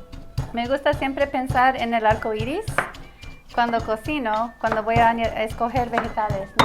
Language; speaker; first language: Spanish; early bilingual, heritage; Spanish